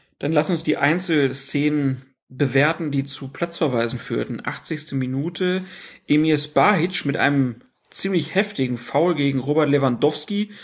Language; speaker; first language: German; native; German